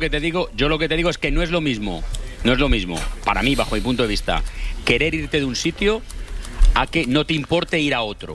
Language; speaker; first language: Spanish; native; Spanish